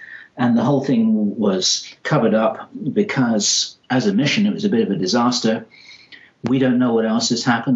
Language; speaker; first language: English; native; English